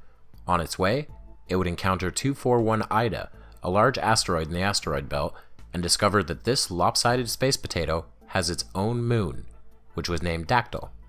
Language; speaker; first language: English; native; English